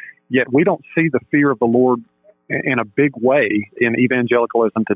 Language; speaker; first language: English; native; English